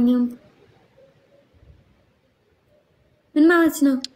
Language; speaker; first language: Amharic; non-native, learner; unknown